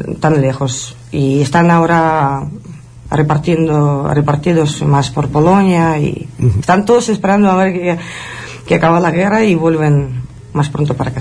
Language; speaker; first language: Spanish; non-native, fluent; Ukrainian